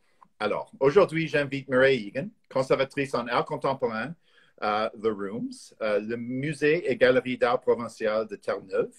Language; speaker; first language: French; non-native, fluent; English